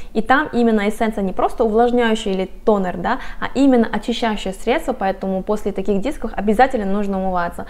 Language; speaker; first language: Russian; non-native, fluent; Korean